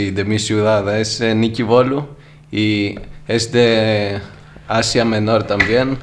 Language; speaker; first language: Spanish; non-native, learner; Greek